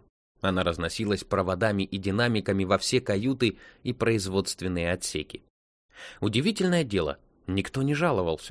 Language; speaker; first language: Russian; native; Russian